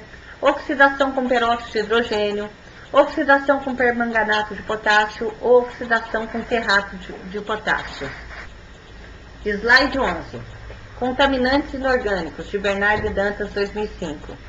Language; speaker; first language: Portuguese; native; Portuguese